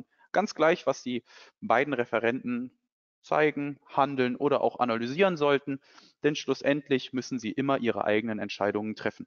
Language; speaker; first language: German; native; German